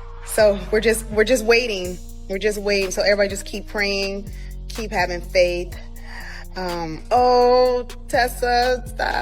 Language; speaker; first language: English; native; English